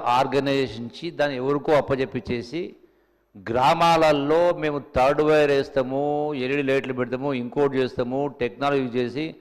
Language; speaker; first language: Telugu; native; Telugu